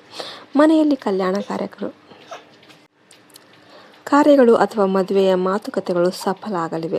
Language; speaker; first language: Kannada; native; Kannada